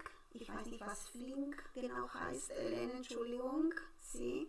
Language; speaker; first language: German; non-native, fluent; Spanish